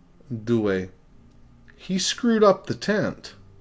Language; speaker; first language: English; native; English